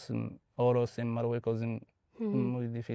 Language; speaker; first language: Spanish; non-native, learner; Arabic